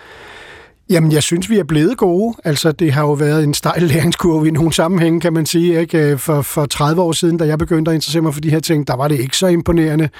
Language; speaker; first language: Danish; native; Danish